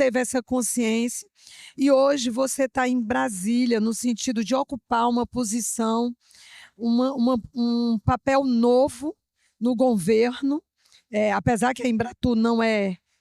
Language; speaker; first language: Portuguese; native; Portuguese